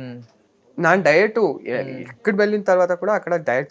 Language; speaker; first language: Telugu; non-native, learner; Kannada